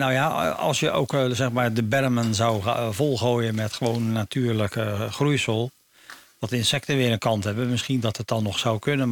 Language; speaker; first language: Dutch; native; Dutch